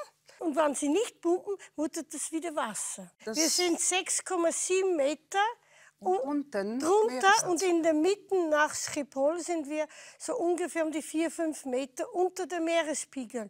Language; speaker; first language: German; non-native, fluent; Dutch